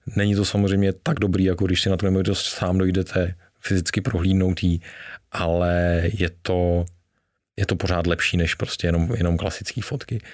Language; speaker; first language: Czech; native; Czech